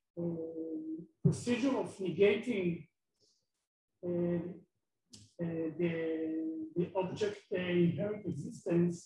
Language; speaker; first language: English; non-native, fluent; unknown